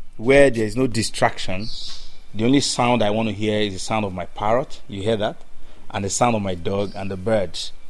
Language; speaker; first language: English; non-native, local second language; Yoruba